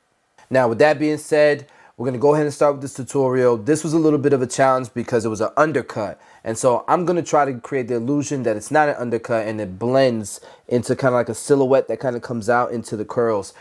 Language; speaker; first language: English; native; English